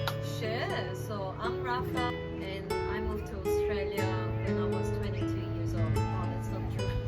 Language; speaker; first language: English; non-native, fluent; Portuguese